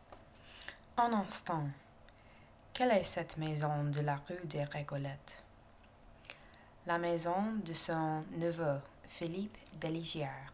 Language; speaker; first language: French; non-native, learner; English